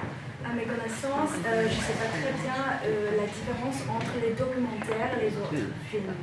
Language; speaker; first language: French; non-native, fluent; Chinese